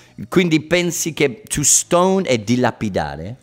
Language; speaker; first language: Italian; non-native, fluent; English